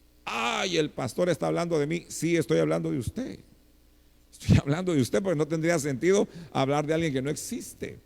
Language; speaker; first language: Spanish; native; Spanish